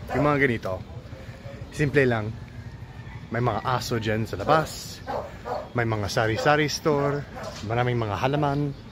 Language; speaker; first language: Filipino; non-native, fluent; English